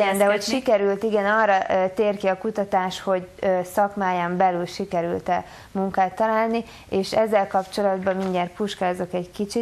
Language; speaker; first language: Hungarian; native; Hungarian